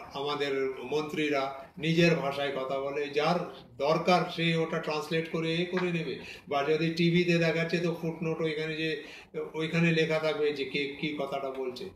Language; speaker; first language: Bangla; non-native, local second language; Punjabi